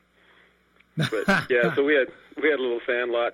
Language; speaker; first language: English; native; English